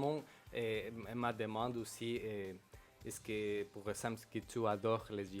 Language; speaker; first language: French; non-native, local second language; Spanish